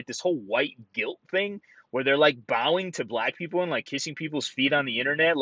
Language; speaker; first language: English; early bilingual, other home language; Spanish